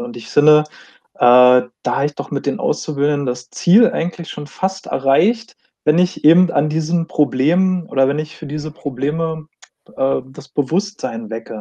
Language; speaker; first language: German; native; German